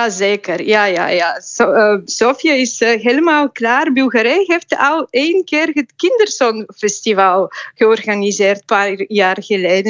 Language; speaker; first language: Dutch; non-native, fluent; Bulgarian